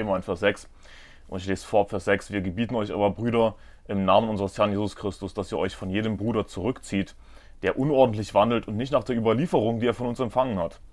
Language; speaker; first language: German; native; German